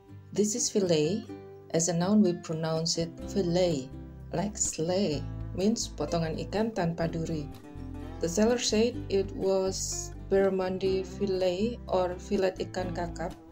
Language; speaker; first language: English; non-native, fluent; Indonesian